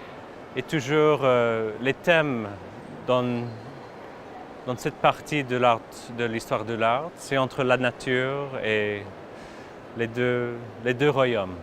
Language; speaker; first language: French; non-native, fluent; English